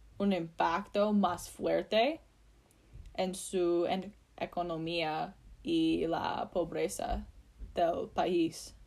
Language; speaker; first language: Spanish; non-native, learner; English